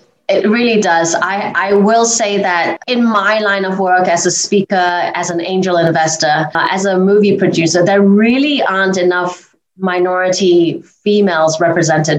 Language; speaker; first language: English; native; English